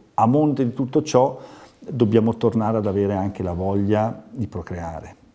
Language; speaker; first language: Italian; native; Italian